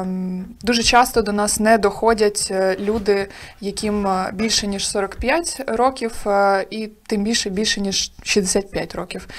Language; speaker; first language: Ukrainian; native; Ukrainian